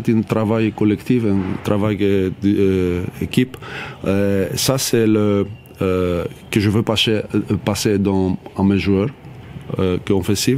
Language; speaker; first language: French; non-native, learner; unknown